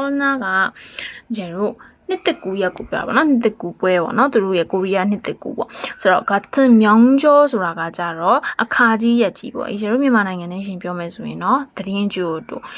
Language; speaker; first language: Korean; non-native, learner; Burmese